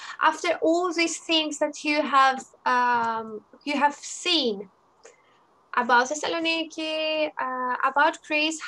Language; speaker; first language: English; non-native, fluent; Greek